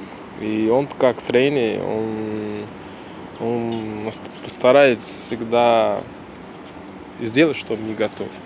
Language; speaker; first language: Russian; non-native, learner; Portuguese